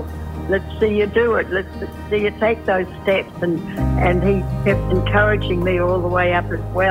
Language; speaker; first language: English; native; English